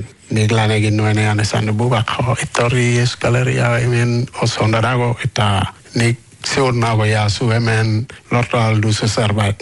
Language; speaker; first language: Basque; non-native, learner; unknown